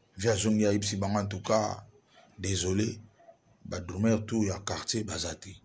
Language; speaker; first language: Lingala; native; Lingala